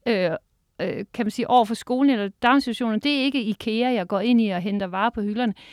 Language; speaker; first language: Danish; native; Danish